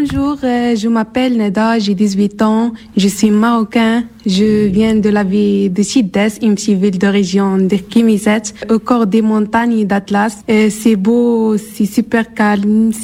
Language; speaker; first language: French; non-native, learner; Arabic